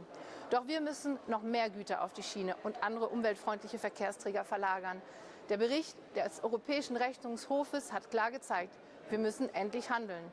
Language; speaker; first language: German; native; German